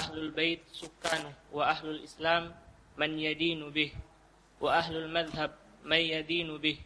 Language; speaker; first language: Arabic; non-native, learner; Indonesian